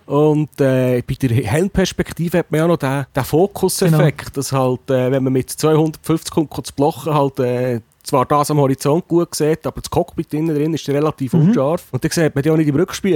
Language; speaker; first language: German; native; German